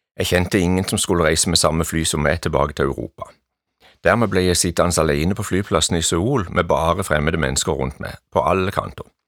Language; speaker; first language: Norwegian; native; Norwegian